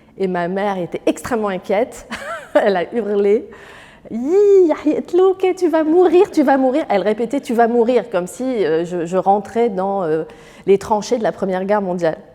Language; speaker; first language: French; early bilingual, other home language; Arabic